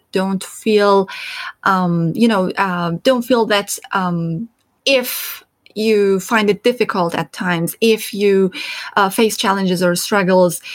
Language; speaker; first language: English; non-native, fluent; Persian